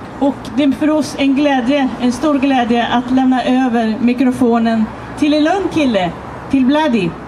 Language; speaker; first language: Swedish; non-native, fluent; Spanish